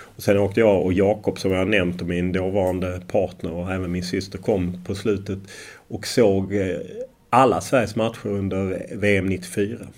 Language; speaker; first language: Swedish; native; Swedish